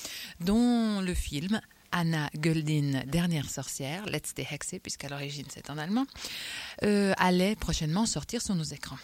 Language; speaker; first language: French; native; French